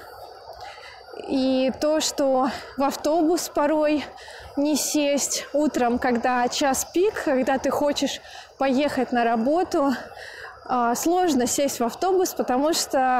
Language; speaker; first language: Russian; native; Russian